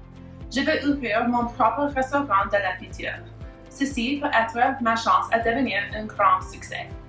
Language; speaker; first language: French; non-native, learner; English